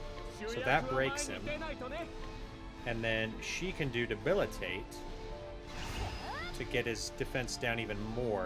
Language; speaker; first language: English; native; English